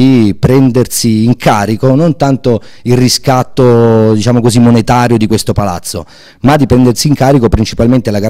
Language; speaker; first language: Italian; native; Italian